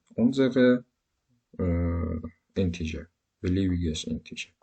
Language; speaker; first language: German; non-native, learner; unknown